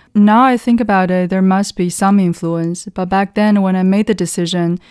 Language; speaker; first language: English; non-native, fluent; Chinese